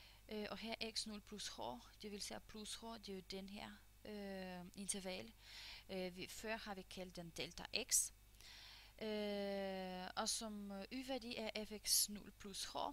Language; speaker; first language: Danish; non-native, fluent; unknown